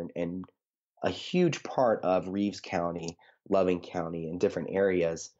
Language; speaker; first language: English; native; English